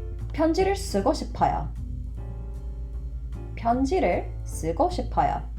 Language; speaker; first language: Korean; non-native, fluent; English